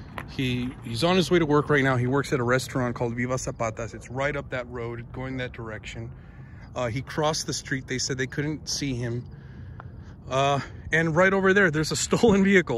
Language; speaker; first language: English; early bilingual, other home language; Spanish